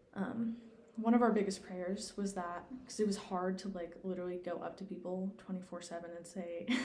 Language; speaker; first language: English; native; English